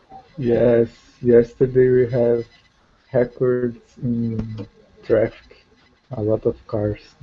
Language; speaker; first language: English; non-native, learner; Portuguese